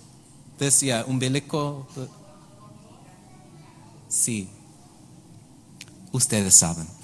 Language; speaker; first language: Spanish; non-native, learner; English